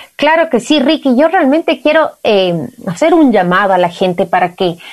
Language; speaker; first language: Spanish; native; Spanish